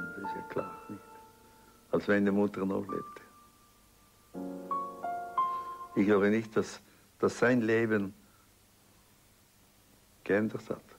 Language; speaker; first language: German; non-native, local second language; Italian